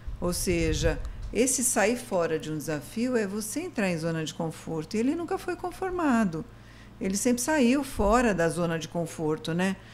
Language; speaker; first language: Portuguese; native; Portuguese